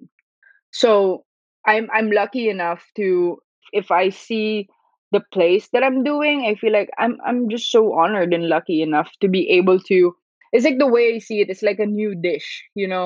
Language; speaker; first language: English; non-native, local second language; Filipino